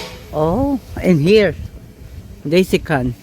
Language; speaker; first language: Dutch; non-native, learner; Filipino